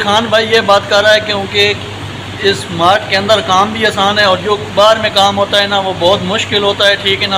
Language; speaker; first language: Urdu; non-native, local second language; Punjabi